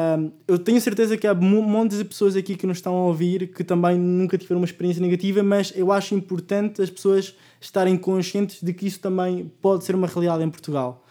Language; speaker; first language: Portuguese; early bilingual, other home language; Spanish